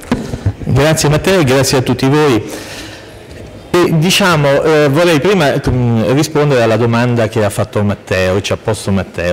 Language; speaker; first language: Italian; native; Italian